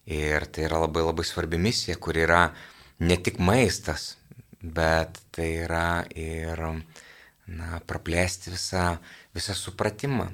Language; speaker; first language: Lithuanian; native; Lithuanian